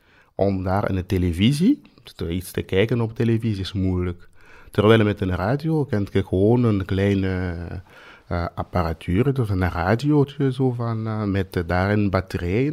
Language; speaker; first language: Dutch; non-native, fluent; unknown